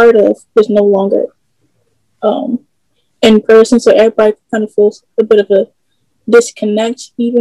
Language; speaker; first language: English; native; English